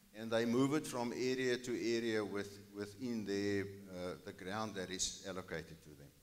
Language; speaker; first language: English; non-native, local second language; Afrikaans